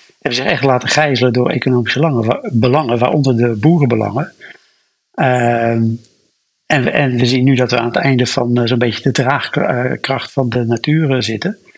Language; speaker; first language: Dutch; native; Dutch